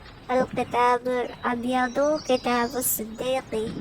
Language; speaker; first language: Arabic; non-native, learner; Urdu